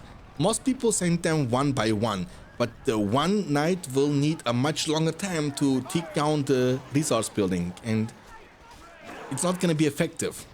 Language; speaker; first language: English; non-native, fluent; German